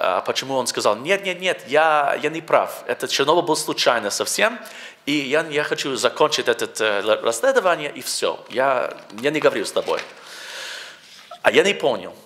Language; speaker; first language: Russian; non-native, learner; English